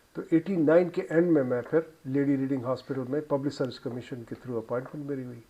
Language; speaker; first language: Urdu; non-native, local second language; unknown